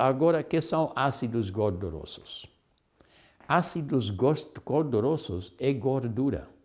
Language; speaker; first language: Portuguese; non-native, fluent; German